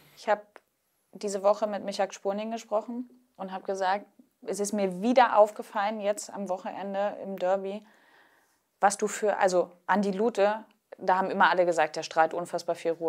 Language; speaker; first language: German; native; German